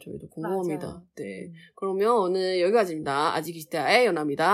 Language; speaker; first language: Korean; non-native, learner; Chinese